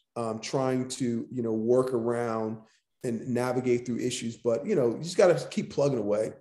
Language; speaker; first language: English; native; English